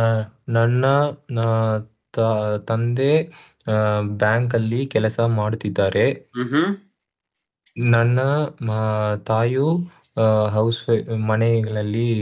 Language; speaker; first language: Kannada; non-native, learner; Tamil